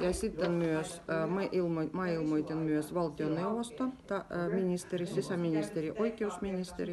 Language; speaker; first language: Finnish; non-native, learner; Russian